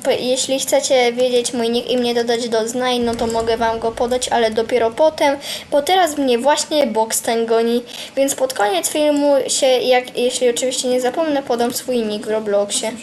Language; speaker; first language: Polish; native; Polish